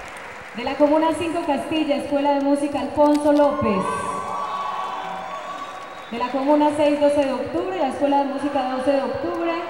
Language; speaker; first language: Spanish; native; Spanish